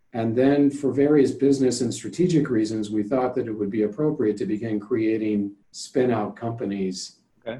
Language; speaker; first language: English; native; English